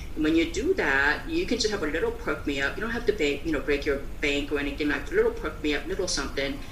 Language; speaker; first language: English; early bilingual, other home language; Korean